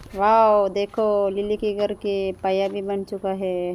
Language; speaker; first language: Hindi; non-native, local second language; Bangla